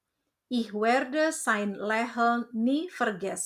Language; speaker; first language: German; non-native, fluent; Indonesian